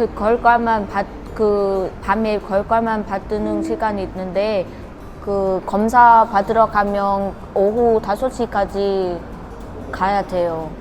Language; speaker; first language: Korean; non-native, learner; Vietnamese